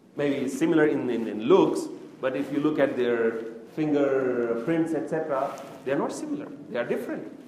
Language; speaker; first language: English; non-native, local second language; Urdu